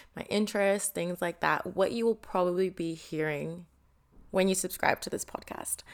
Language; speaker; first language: English; non-native, fluent; Indonesian